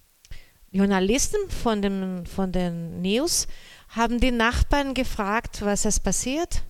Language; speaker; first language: German; non-native, learner; Portuguese